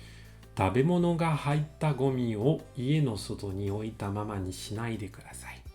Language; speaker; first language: Japanese; non-native, fluent; French